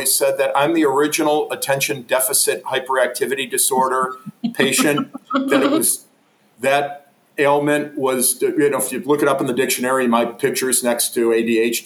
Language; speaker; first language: English; native; English